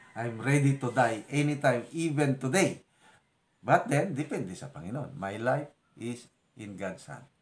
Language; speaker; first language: Filipino; native; Filipino